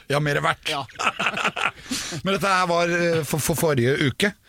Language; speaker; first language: Norwegian; native; Norwegian